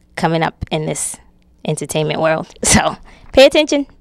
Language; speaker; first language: English; native; English